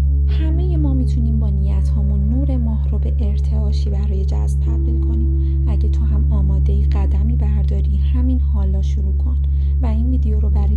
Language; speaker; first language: Persian; native; Persian